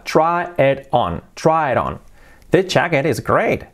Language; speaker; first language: English; non-native, fluent; Spanish